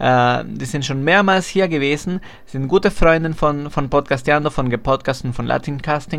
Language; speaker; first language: German; non-native, fluent; Spanish